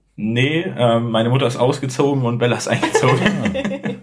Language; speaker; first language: German; native; German